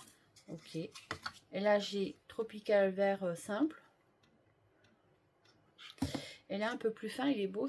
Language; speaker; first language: French; native; French